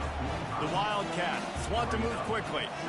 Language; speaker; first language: English; native; English